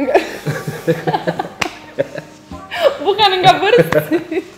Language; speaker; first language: Indonesian; non-native, fluent; Romanian